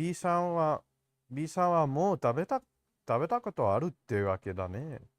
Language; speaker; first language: Japanese; non-native, learner; Greek